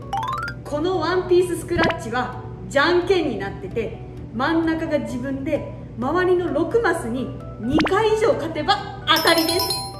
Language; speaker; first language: Japanese; native; Japanese